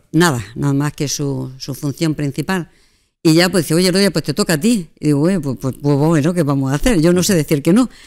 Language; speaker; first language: Spanish; native; Spanish